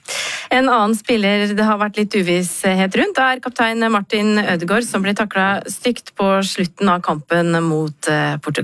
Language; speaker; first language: Norwegian; native; Norwegian